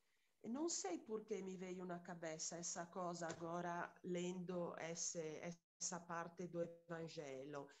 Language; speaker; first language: Portuguese; non-native, fluent; Italian